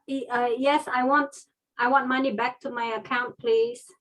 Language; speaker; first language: English; non-native, fluent; Indonesian